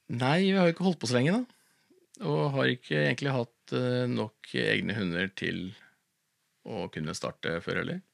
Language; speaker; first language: Norwegian; native; Norwegian